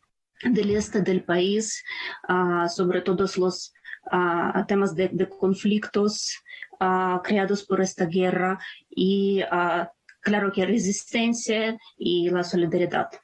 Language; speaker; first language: Spanish; non-native, fluent; Ukrainian